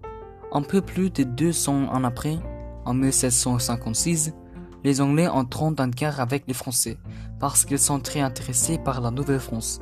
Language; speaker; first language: French; non-native, learner; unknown